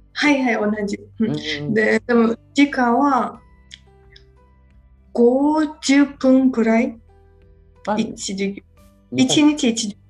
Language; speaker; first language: Japanese; non-native, learner; Georgian